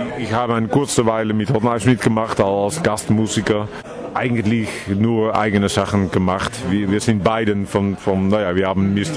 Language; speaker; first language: German; non-native, fluent; Dutch